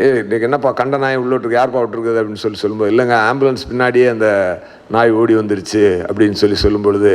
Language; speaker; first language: Tamil; native; Tamil